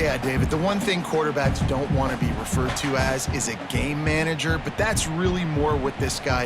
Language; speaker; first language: English; native; English